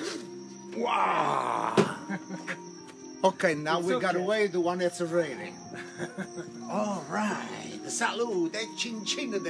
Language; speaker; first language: English; non-native, learner; Italian